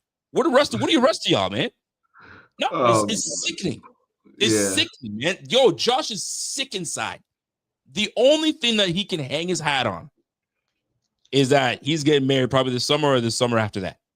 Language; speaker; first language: English; native; English